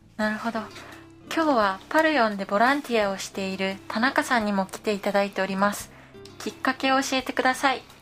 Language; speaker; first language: Japanese; native; Japanese